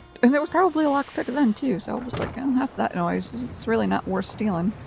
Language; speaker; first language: English; native; English